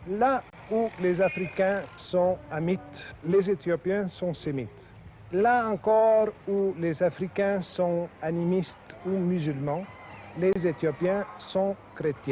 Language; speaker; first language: French; native; French